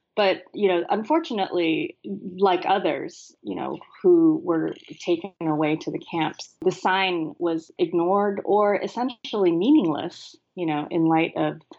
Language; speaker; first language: English; native; English